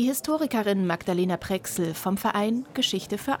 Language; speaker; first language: German; native; German